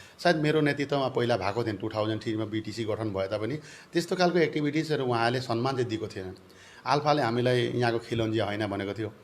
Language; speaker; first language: Nepali; native; Nepali